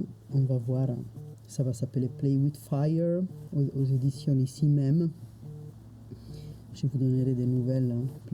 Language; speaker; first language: French; non-native, fluent; Italian